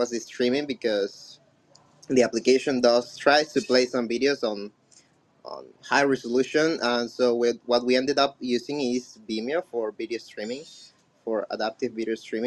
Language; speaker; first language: English; non-native, fluent; Spanish